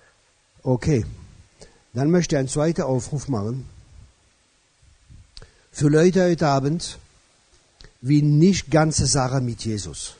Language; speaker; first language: German; non-native, fluent; French